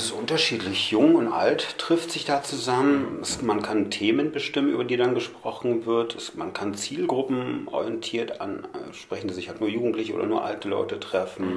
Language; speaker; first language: German; native; German